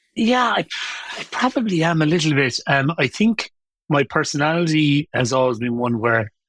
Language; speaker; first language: English; native; English